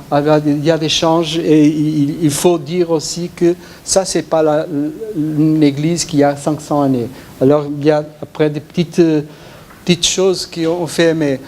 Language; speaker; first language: French; non-native, fluent; Portuguese